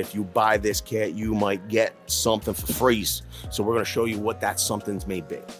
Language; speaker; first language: English; native; English